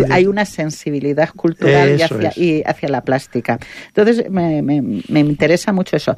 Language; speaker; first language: Spanish; native; Spanish